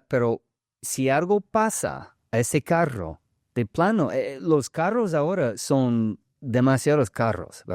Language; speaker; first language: Spanish; early bilingual, heritage; English